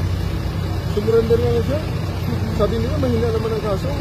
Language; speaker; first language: Filipino; native; Filipino